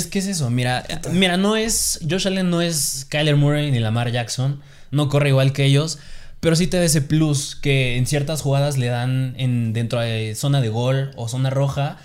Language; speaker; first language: Spanish; native; Spanish